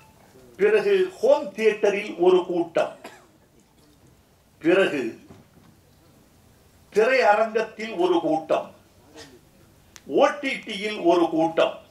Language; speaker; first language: Tamil; native; Tamil